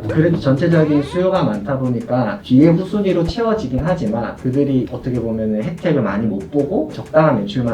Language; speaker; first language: Korean; native; Korean